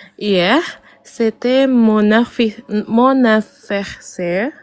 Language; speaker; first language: French; non-native, learner; Arabic